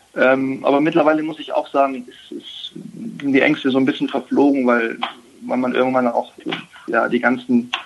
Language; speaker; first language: German; native; German